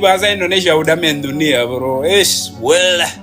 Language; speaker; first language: Indonesian; non-native, learner; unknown